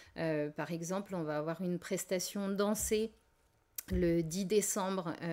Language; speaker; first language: French; native; French